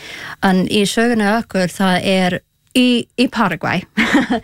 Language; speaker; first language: Icelandic; non-native, learner; Spanish